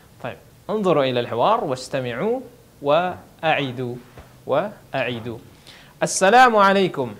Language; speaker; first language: Arabic; non-native, fluent; Indonesian